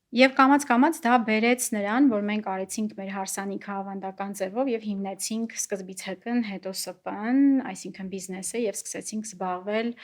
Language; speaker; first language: Armenian; native; Armenian